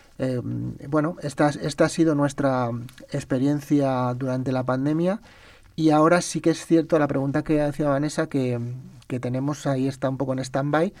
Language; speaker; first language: Spanish; native; Spanish